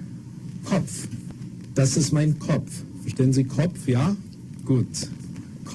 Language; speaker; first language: German; non-native, fluent; English